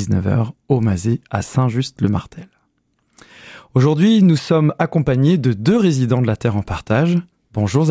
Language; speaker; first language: French; native; French